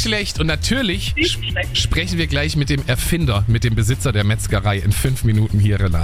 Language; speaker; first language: German; native; German